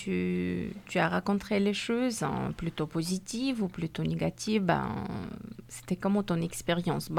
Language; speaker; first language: French; non-native, fluent; Persian